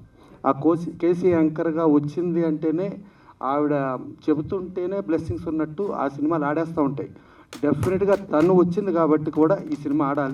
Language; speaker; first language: Telugu; native; Telugu